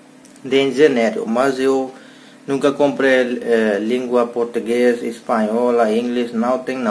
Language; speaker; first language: Portuguese; non-native, learner; Hindi